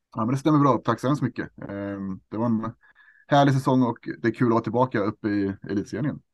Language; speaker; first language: Swedish; native; Swedish